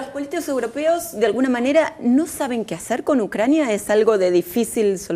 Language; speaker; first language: Spanish; native; Spanish